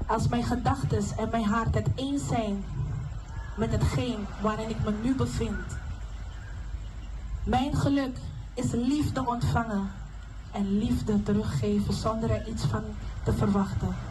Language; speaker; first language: Dutch; non-native, local second language; Papiamento